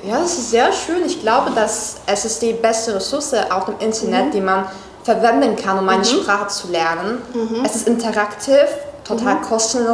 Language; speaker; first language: German; non-native, learner; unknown